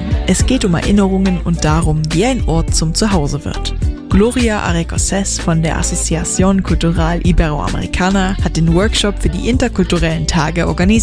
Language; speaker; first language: German; native; German